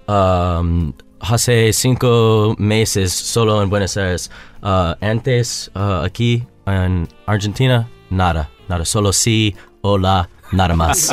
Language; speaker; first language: Spanish; non-native, learner; English